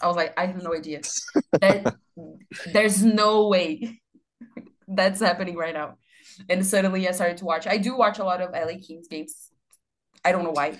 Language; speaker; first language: English; non-native, fluent; Portuguese